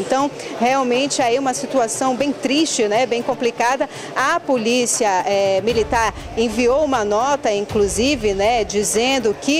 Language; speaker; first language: Portuguese; native; Portuguese